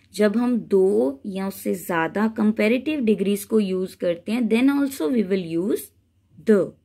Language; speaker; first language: Hindi; native; Hindi